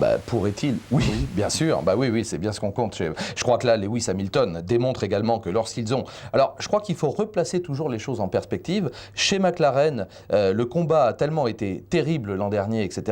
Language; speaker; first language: French; native; French